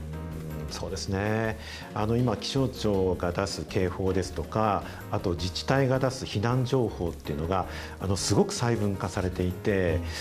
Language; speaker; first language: Japanese; native; Japanese